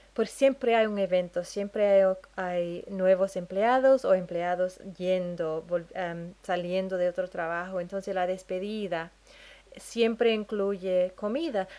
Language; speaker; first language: Spanish; non-native, fluent; English